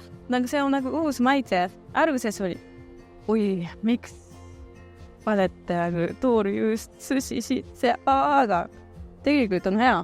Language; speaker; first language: Estonian; non-native, learner; Japanese